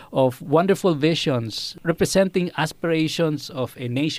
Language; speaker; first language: English; non-native, local second language; Filipino